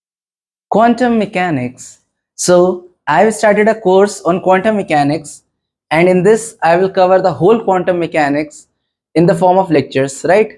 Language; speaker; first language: English; non-native, local second language; Hindi